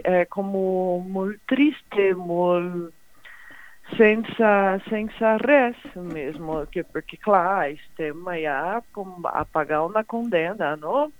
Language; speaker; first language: Catalan; non-native, learner; Portuguese